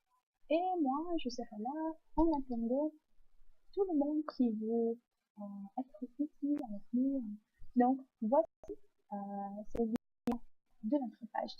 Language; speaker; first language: French; non-native, fluent; Portuguese